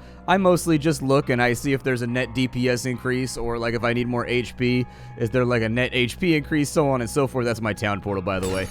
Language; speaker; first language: English; native; English